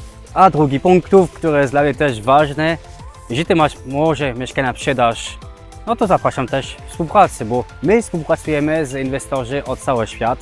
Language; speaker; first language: Polish; non-native, learner; French